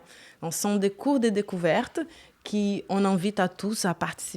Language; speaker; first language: French; non-native, fluent; Portuguese